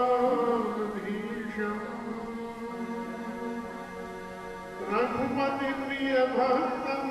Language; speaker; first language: Hindi; native; Hindi